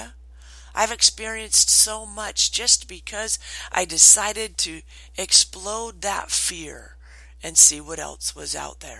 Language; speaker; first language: English; native; English